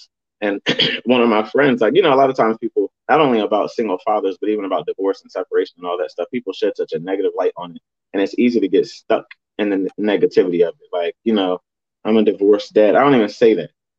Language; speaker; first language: English; native; English